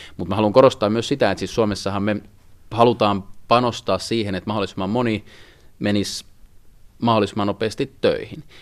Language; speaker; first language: Finnish; native; Finnish